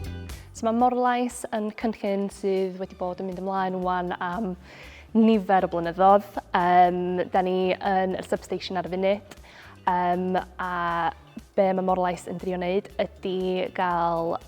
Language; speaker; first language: Welsh; native; Welsh